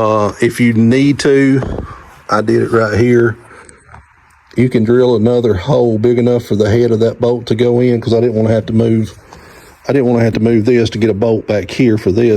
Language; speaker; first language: English; native; English